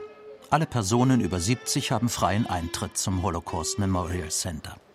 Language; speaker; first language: German; native; German